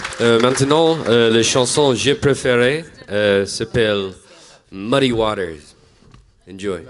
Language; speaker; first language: French; non-native, learner; English